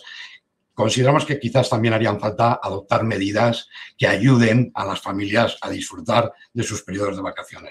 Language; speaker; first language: Spanish; native; Spanish